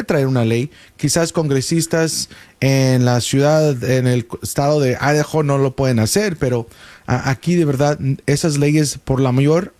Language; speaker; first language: Spanish; early bilingual, heritage; Spanish